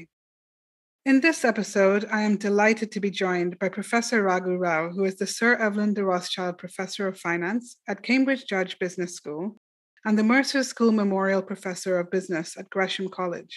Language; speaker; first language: English; non-native, local second language; Urdu